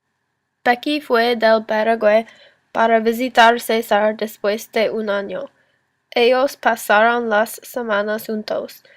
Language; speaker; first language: Spanish; non-native, learner; English